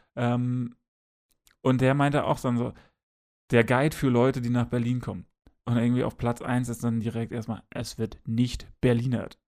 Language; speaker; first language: German; native; German